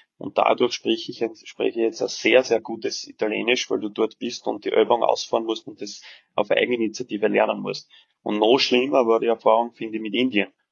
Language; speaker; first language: German; early bilingual, other home language; Serbian